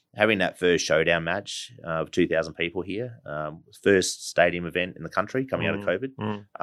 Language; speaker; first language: English; native; English